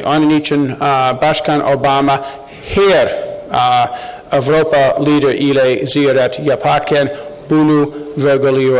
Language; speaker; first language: Turkish; non-native, learner; English